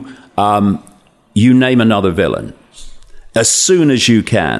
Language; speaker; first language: English; native; English